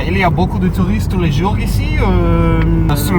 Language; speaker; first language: French; non-native, learner; English